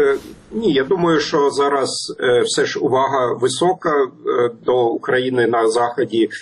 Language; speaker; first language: Ukrainian; non-native, fluent; German